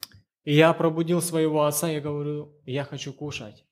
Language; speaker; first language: Polish; non-native, learner; Ukrainian